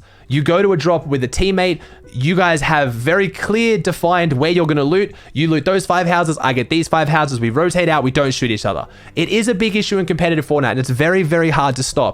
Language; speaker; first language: English; native; English